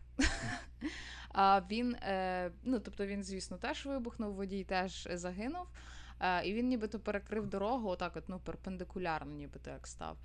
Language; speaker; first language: Ukrainian; native; Ukrainian